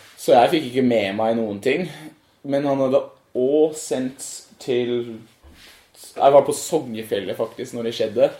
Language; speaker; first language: Norwegian; non-native, fluent; English